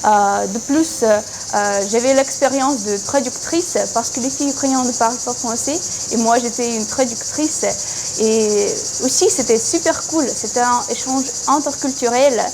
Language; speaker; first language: French; non-native, fluent; Ukrainian